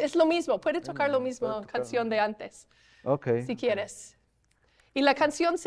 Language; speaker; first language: Spanish; non-native, learner; English